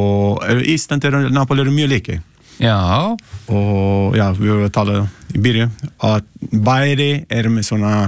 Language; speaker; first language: Icelandic; non-native, learner; Italian